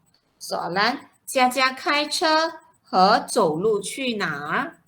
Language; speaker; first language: Chinese; non-native, fluent; Malay